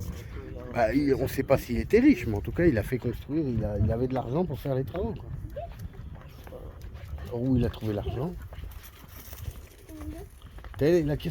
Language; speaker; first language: French; native; French